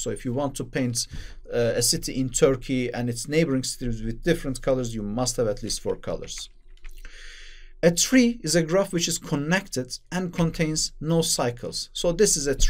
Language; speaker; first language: English; non-native, fluent; Turkish